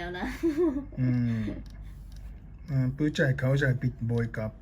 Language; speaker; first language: Thai; non-native, learner; Japanese